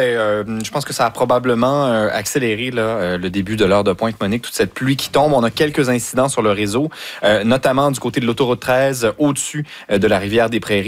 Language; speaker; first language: French; native; French